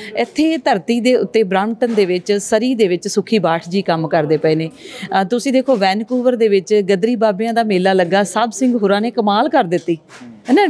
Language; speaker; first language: Punjabi; native; Punjabi